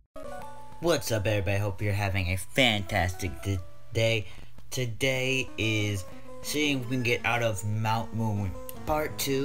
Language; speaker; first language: English; native; English